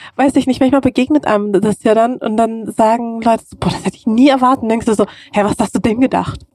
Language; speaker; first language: German; early bilingual, other home language; Russian